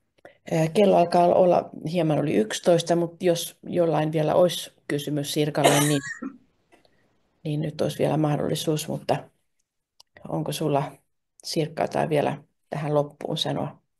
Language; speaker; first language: Finnish; native; Finnish